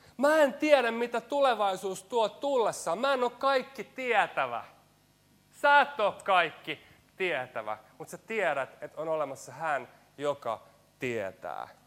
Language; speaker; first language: Finnish; native; Finnish